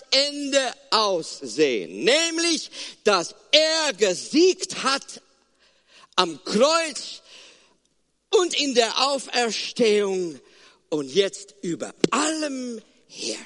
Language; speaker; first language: German; non-native, fluent; Afrikaans